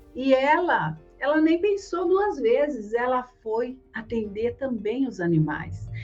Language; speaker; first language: Portuguese; native; Portuguese